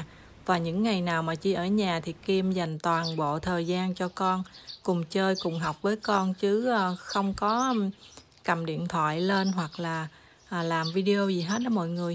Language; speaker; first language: Vietnamese; native; Vietnamese